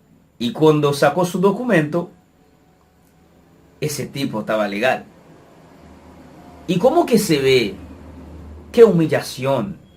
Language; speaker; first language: Spanish; non-native, fluent; Haitian Creole